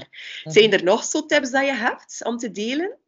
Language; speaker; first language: Dutch; native; Dutch